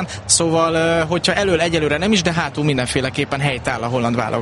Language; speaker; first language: Hungarian; native; Hungarian